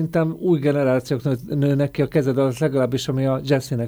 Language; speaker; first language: Hungarian; native; Hungarian